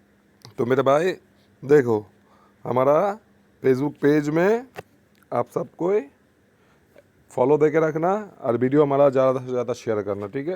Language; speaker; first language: Hindi; non-native, fluent; Bangla